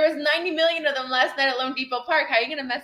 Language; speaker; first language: English; native; English